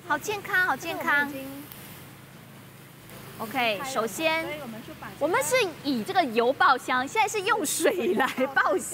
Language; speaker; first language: Chinese; native; Chinese